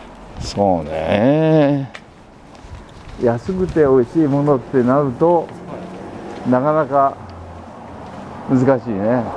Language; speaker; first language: Japanese; native; Japanese